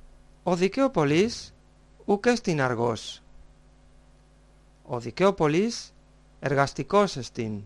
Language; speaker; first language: Greek; non-native, fluent; Spanish